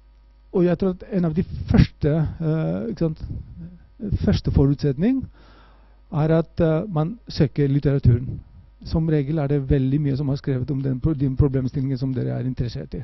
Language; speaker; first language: Norwegian; non-native, fluent; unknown